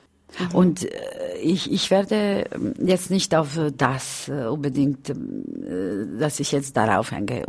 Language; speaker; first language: German; non-native, fluent; Romany